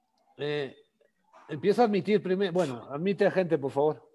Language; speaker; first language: Spanish; native; Spanish